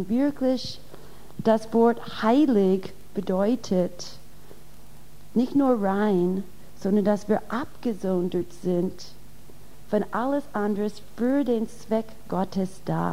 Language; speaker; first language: German; non-native, fluent; English